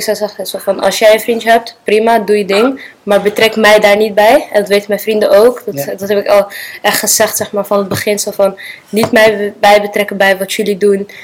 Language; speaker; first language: Dutch; early bilingual, other home language; Arabic